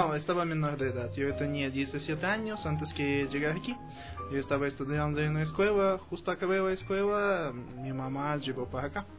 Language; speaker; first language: Spanish; non-native, fluent; Russian